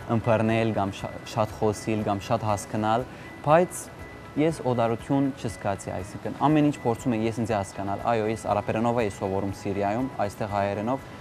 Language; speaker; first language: Armenian; early bilingual, heritage; Armenian